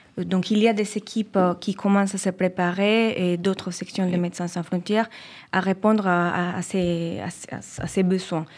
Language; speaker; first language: French; non-native, fluent; Spanish